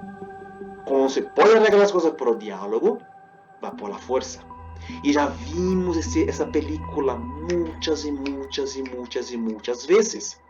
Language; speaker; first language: Portuguese; non-native, fluent; Spanish